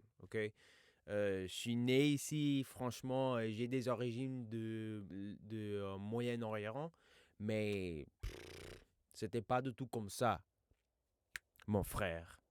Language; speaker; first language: French; non-native, fluent; English